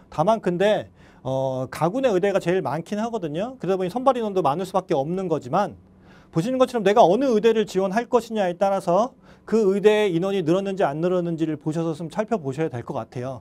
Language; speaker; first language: Korean; native; Korean